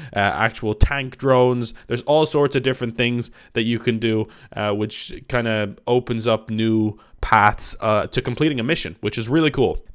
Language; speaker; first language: English; native; English